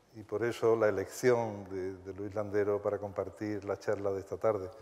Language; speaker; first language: Spanish; native; Spanish